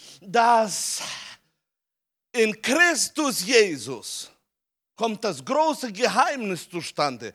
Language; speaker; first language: German; non-native, fluent; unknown